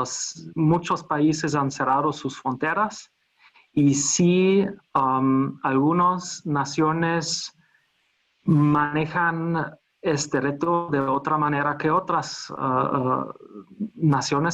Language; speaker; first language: Spanish; non-native, fluent; German